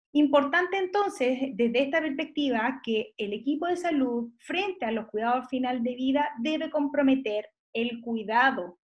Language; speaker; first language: Spanish; native; Spanish